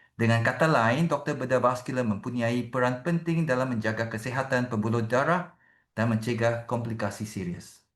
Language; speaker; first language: Malay; non-native, local second language; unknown